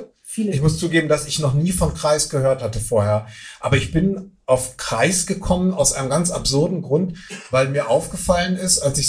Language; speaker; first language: German; native; German